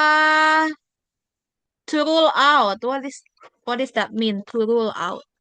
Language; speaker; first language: English; non-native, fluent; Indonesian